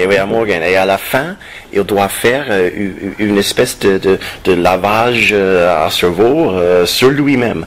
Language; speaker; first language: French; non-native, fluent; English